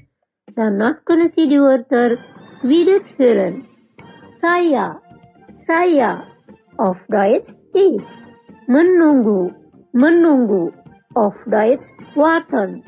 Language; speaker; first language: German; non-native, fluent; Indonesian